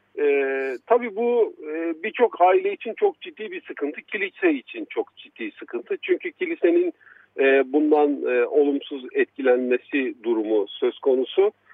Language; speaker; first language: Turkish; native; Turkish